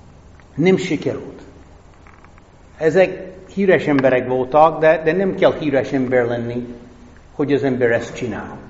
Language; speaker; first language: Hungarian; non-native, fluent; English